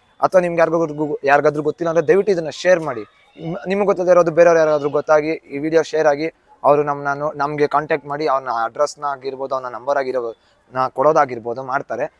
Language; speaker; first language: Kannada; native; Kannada